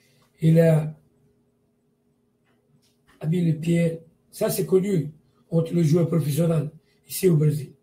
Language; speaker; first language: French; non-native, learner; Portuguese